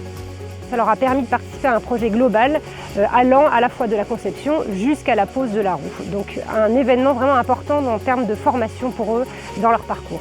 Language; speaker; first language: French; native; French